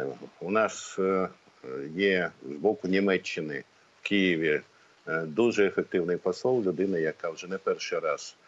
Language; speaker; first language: Ukrainian; native; Ukrainian